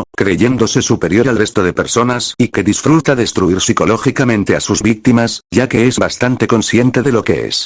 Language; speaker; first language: Spanish; native; Spanish